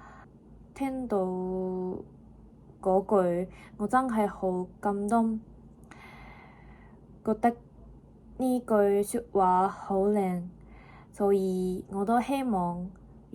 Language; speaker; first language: Cantonese; non-native, learner; Japanese